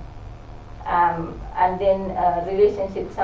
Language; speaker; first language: English; non-native, local second language; Sinhala